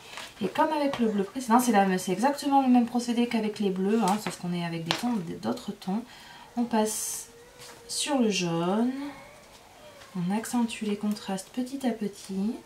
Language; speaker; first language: French; native; French